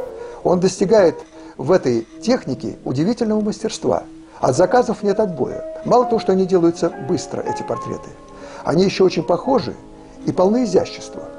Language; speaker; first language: Russian; native; Russian